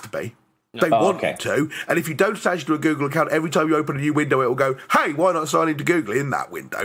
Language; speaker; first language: English; native; English